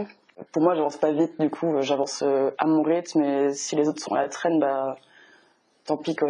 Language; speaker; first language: French; native; French